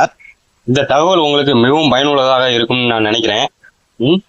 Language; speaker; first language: Tamil; native; Tamil